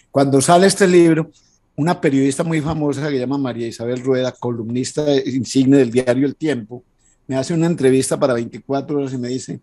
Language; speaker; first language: Spanish; native; Spanish